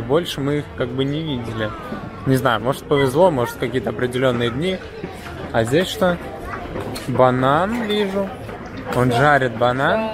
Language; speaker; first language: Russian; native; Russian